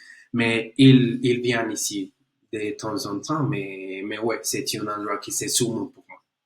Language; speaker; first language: French; non-native, learner; Spanish